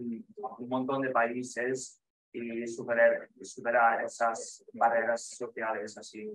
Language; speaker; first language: Spanish; non-native, fluent; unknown